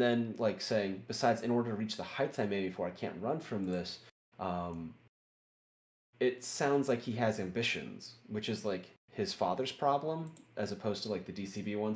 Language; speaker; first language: English; native; English